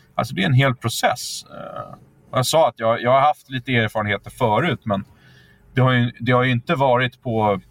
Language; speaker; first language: Swedish; native; Swedish